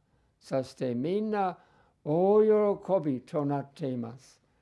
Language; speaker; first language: Japanese; non-native, fluent; English